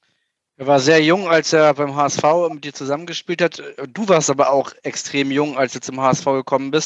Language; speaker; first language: German; native; German